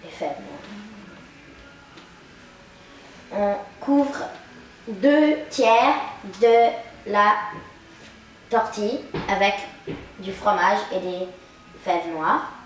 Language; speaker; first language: French; non-native, learner; English